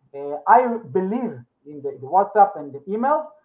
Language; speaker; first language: English; non-native, learner; Hebrew